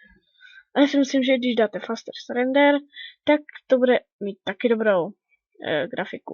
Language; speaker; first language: Czech; native; Czech